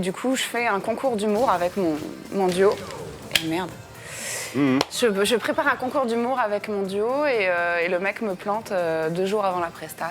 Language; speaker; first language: French; native; French